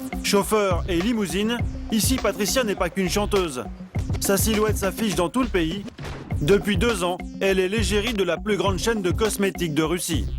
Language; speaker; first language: French; native; French